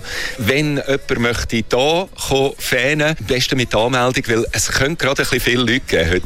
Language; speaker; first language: German; native; German